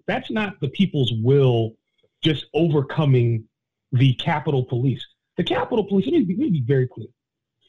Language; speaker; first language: English; native; English